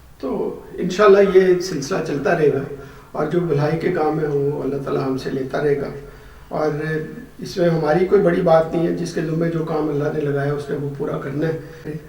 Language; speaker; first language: Urdu; non-native, local second language; Punjabi